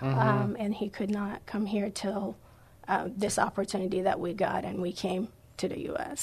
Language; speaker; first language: English; non-native, fluent; Persian